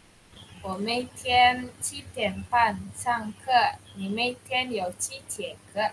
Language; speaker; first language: Chinese; non-native, learner; Indonesian